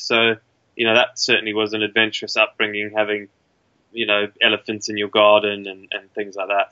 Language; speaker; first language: English; native; English